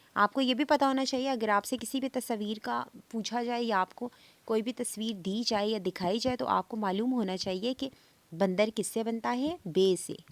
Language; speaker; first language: Urdu; native; Urdu